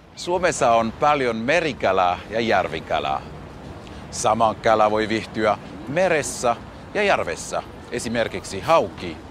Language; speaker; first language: Finnish; non-native, learner; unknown